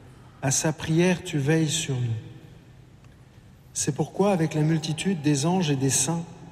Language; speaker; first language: French; native; French